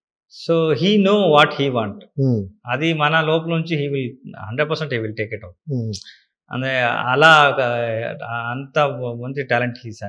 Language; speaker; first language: Telugu; non-native, learner; Kannada